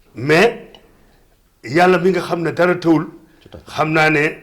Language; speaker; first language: Wolof; non-native, local second language; Serer